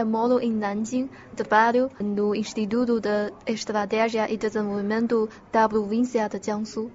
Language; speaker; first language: Portuguese; non-native, fluent; Chinese